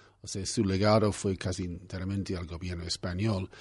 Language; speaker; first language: Spanish; non-native, fluent; English